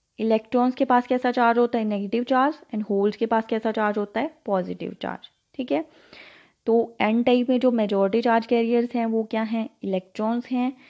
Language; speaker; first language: Hindi; native; Hindi